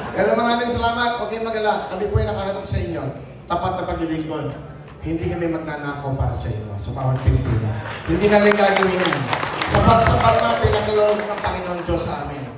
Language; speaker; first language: Filipino; native; Filipino